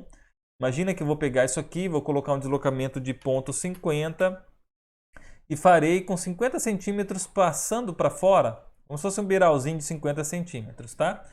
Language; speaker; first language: Portuguese; native; Portuguese